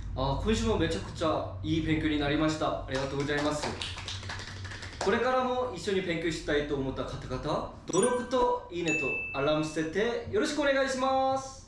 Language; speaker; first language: Japanese; non-native, fluent; Korean